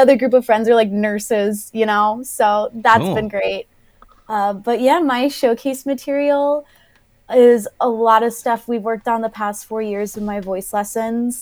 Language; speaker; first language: English; native; English